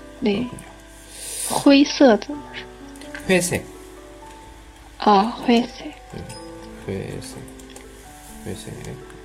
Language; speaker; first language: Korean; non-native, learner; Chinese